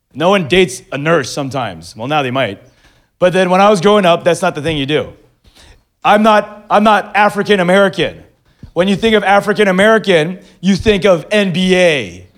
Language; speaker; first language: English; early bilingual, other home language; Filipino